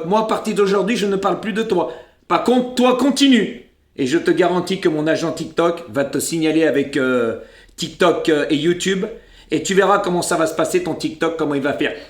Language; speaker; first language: French; native; French